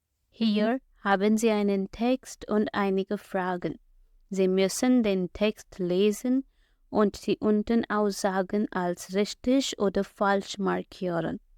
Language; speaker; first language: German; non-native, fluent; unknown